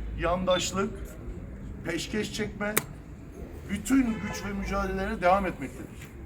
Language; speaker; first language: Turkish; early bilingual, heritage; Turkish